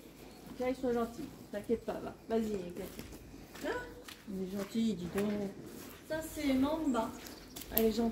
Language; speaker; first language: French; native; French